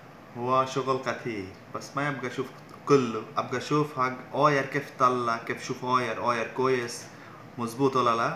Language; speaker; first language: Arabic; non-native, learner; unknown